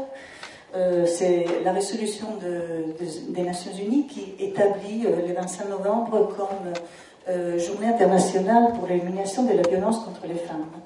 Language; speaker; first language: French; non-native, fluent; Italian